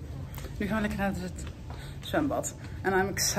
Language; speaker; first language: Dutch; native; Dutch